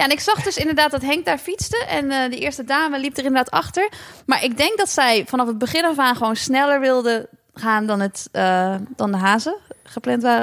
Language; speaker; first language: Dutch; native; Dutch